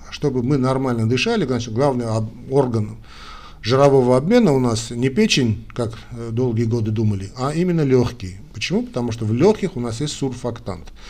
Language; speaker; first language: Russian; non-native, local second language; Armenian